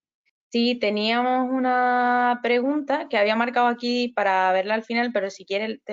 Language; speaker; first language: Spanish; native; Spanish